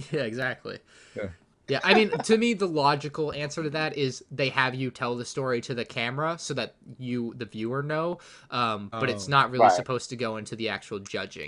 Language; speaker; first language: English; native; English